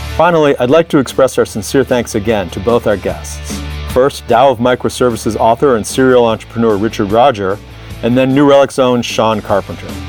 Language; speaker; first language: English; native; English